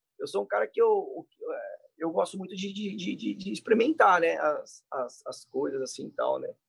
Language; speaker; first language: Portuguese; native; Portuguese